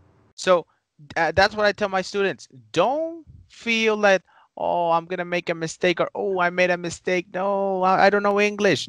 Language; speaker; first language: English; non-native, fluent; Spanish